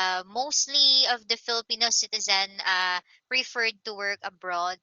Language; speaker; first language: English; non-native, local second language; Filipino